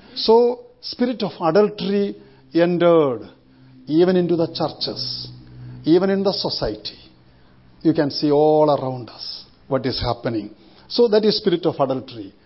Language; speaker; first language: English; non-native, local second language; Malayalam